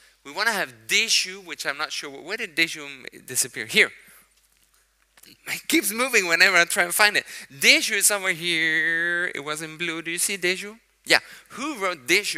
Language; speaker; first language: English; non-native, fluent; Swedish